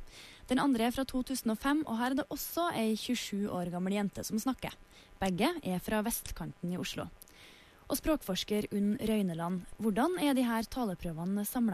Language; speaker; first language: Norwegian; native; Norwegian